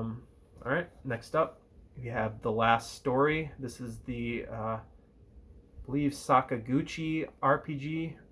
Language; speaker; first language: English; native; English